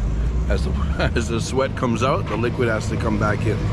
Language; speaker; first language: English; native; English